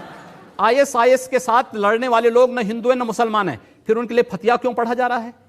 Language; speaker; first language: Hindi; native; Hindi